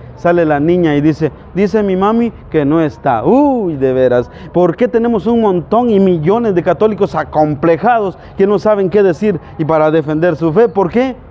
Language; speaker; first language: Spanish; native; Spanish